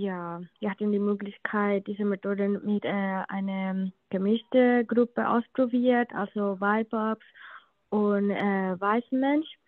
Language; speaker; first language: German; non-native, learner; Spanish